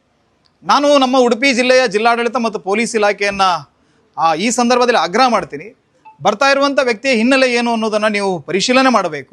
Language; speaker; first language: Kannada; native; Kannada